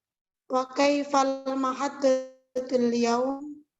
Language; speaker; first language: Arabic; non-native, learner; Indonesian